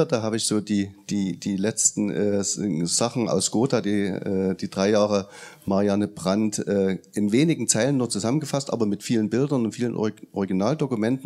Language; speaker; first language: German; native; German